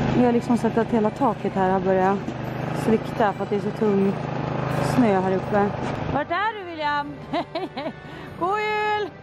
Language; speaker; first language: Swedish; native; Swedish